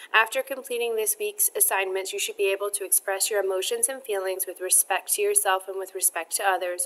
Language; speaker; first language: English; native; English